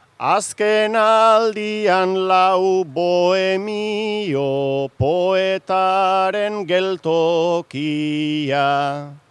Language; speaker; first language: Basque; native; Basque